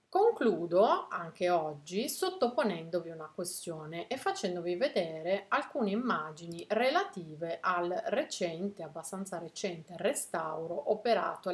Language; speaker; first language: Italian; native; Italian